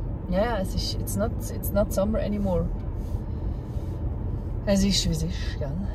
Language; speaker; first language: English; non-native, fluent; German